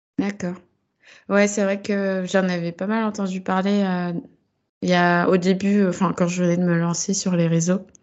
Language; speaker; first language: French; native; French